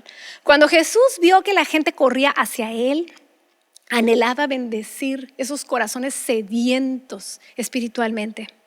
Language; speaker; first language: Spanish; native; Spanish